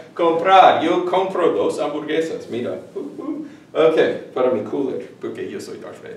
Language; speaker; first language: Spanish; non-native, fluent; English